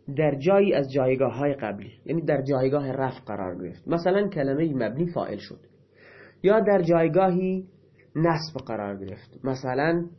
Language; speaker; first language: Persian; non-native, local second language; Baluchi